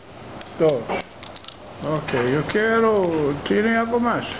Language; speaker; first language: Spanish; non-native, learner; English